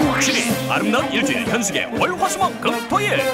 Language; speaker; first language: Korean; native; Korean